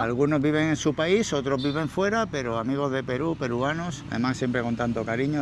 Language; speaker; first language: Spanish; native; Spanish